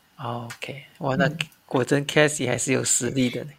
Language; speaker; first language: Chinese; native; Chinese